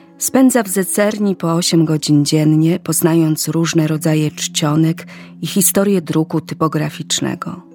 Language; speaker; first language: Polish; native; Polish